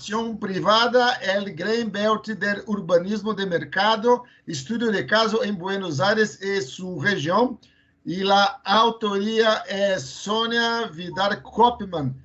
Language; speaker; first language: Spanish; non-native, learner; Portuguese